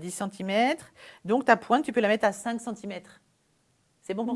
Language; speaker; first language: French; native; French